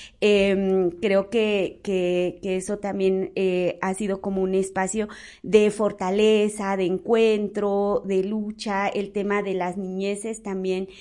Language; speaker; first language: Spanish; non-native, local second language; Zapotec